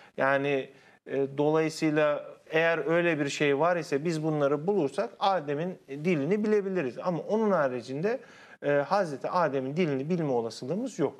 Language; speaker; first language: Turkish; native; Turkish